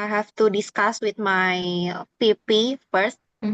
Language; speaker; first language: English; non-native, learner; Indonesian